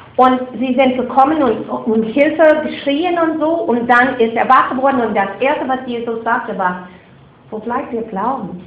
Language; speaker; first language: German; non-native, fluent; English